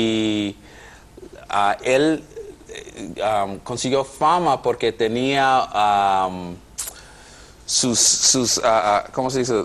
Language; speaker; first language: Spanish; non-native, fluent; English